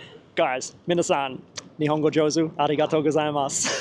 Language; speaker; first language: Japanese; non-native, learner; English